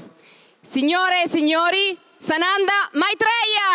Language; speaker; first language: Italian; native; Italian